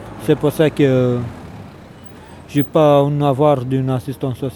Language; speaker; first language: French; non-native, learner; Romanian